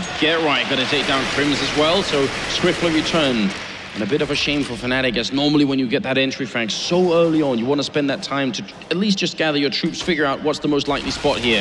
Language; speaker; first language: English; non-native, fluent; Swedish